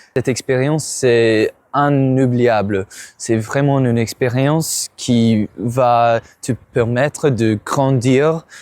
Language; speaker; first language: French; non-native, fluent; English